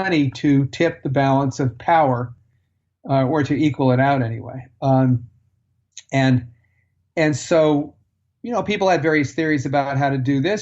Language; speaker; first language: English; native; English